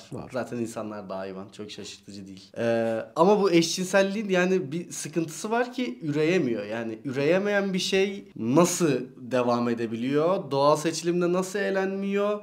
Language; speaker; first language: Turkish; native; Turkish